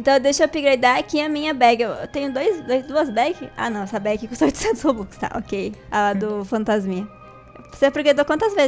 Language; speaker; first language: Portuguese; native; Portuguese